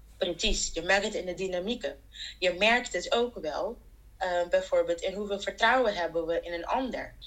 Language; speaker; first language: Dutch; non-native, local second language; Papiamento